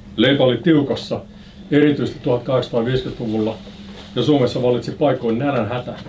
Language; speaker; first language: Finnish; native; Finnish